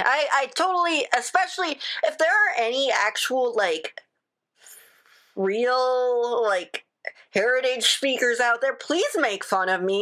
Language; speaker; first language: English; native; English